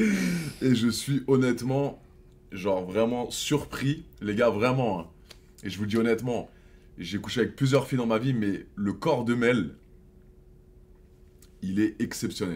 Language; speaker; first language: French; native; French